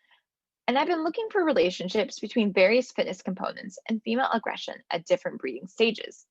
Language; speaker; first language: English; native; English